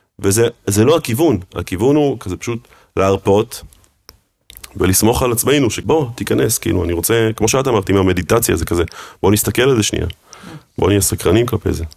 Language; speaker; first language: Hebrew; early bilingual, other home language; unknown